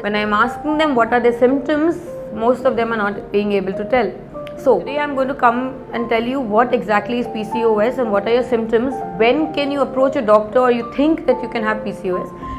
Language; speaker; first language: English; non-native, local second language; Hindi